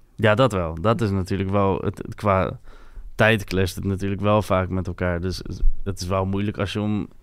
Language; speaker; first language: Dutch; non-native, local second language; French